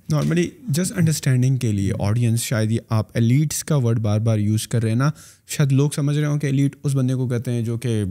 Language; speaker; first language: Urdu; native; Urdu